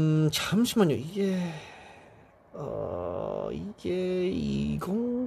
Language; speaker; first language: Korean; early bilingual, heritage; Korean